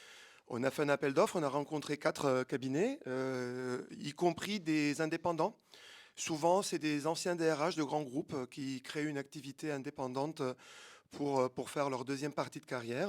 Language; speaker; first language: French; native; French